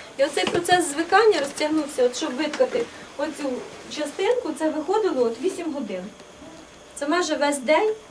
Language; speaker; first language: Ukrainian; native; Ukrainian